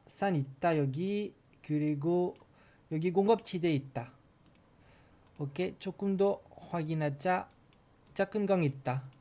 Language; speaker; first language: Korean; non-native, learner; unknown